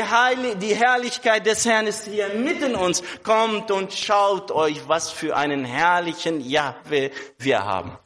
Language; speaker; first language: German; non-native, fluent; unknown